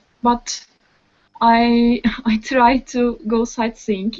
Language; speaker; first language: English; non-native, learner; Turkish